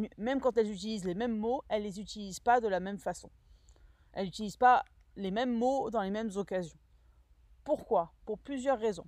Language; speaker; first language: French; native; French